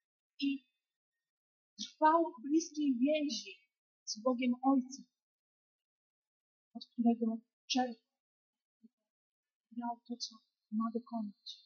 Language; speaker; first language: Polish; native; Polish